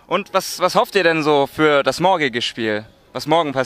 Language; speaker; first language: German; native; German